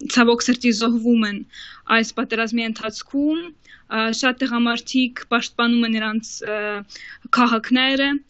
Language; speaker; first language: Armenian; early bilingual, heritage; Armenian